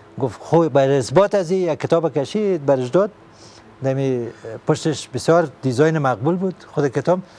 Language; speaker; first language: Persian; native; Persian